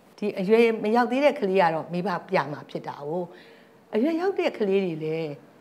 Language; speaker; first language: Burmese; native; Burmese